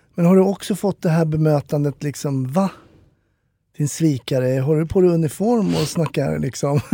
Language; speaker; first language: Swedish; native; Swedish